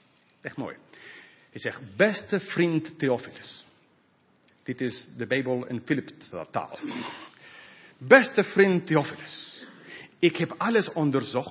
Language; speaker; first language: Dutch; non-native, fluent; English